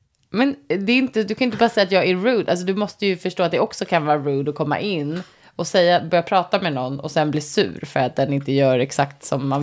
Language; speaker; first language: Swedish; native; Swedish